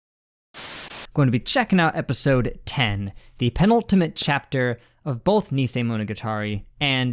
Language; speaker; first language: English; native; English